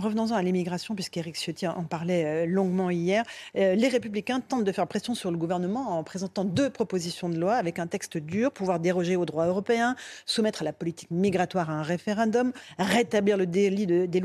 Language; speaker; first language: French; native; French